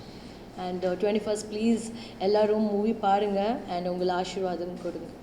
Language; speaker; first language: Tamil; non-native, learner; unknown